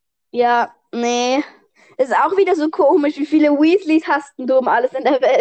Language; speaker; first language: German; native; German